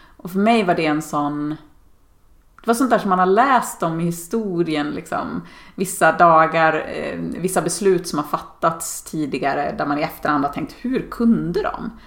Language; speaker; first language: Swedish; native; Swedish